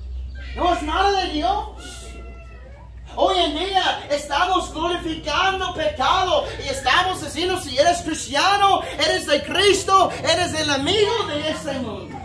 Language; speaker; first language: Spanish; non-native, fluent; English